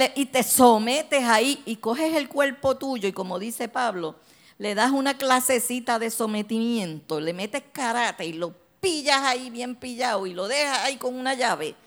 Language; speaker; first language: Spanish; native; Spanish